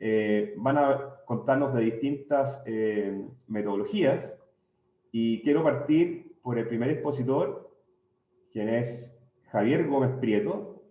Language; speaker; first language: Spanish; native; Spanish